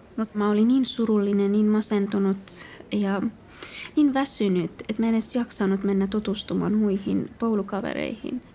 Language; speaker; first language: Finnish; non-native, fluent; Persian